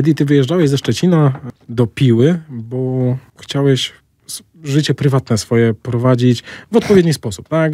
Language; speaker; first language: Polish; native; Polish